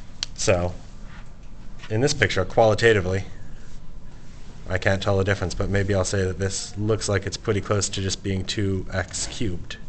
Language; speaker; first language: English; native; English